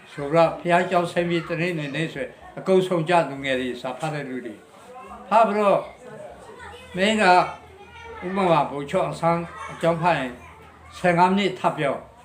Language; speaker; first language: Burmese; non-native, local second language; Western Kayah